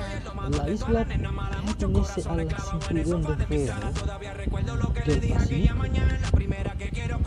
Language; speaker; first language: Spanish; non-native, learner; Indonesian